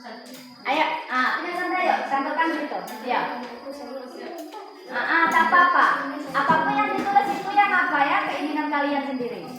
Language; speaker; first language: Indonesian; native; Indonesian